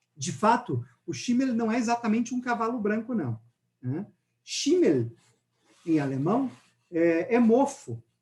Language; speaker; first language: Portuguese; native; Portuguese